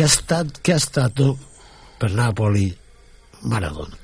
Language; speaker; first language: Italian; non-native, fluent; Catalan